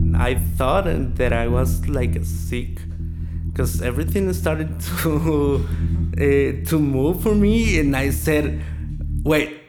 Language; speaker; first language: English; non-native, learner; Spanish